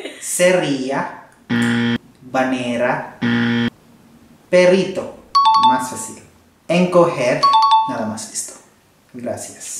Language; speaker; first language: Spanish; non-native, learner; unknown